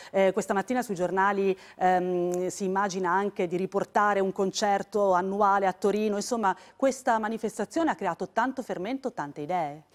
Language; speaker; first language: Italian; native; Italian